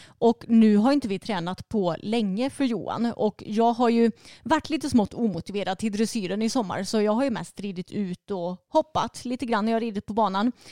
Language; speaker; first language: Swedish; native; Swedish